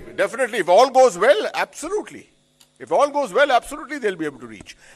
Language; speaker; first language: English; non-native, local second language; Hindi